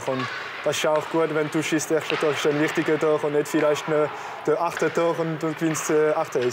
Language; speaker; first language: German; non-native, local second language; French